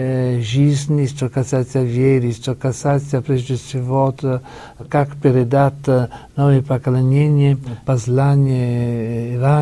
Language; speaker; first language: Russian; non-native, learner; Italian